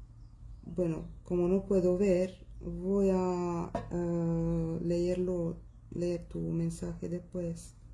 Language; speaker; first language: Spanish; non-native, local second language; Arabic